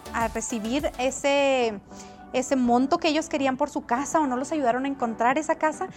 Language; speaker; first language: Spanish; native; Spanish